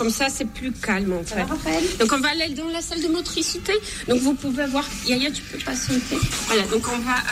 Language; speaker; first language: French; native; French